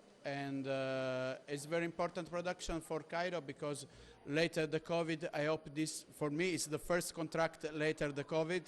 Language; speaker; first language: English; non-native, learner; Italian